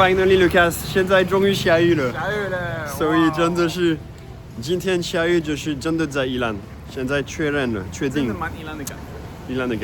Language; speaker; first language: Chinese; non-native, fluent; French